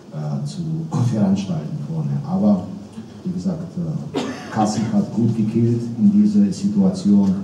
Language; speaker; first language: German; non-native, fluent; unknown